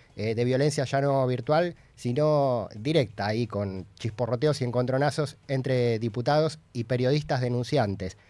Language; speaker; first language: Spanish; native; Spanish